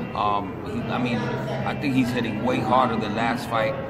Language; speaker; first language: English; native; English